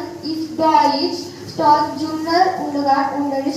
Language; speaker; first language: German; non-native, learner; Marathi